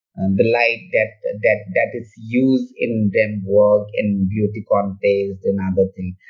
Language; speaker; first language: English; non-native, local second language; Manipuri